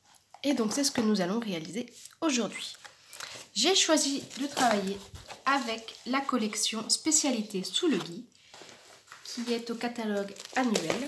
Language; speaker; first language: French; native; French